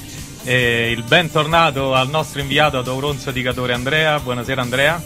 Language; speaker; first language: Italian; native; Italian